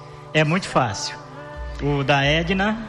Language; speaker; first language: Portuguese; native; Portuguese